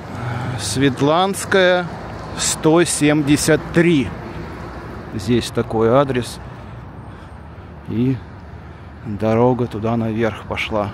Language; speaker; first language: Russian; native; Russian